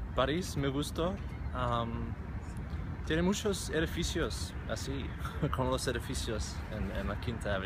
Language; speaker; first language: Spanish; non-native, fluent; English